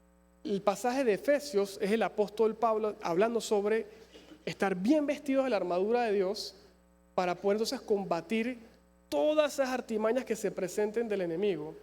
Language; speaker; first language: Spanish; native; Spanish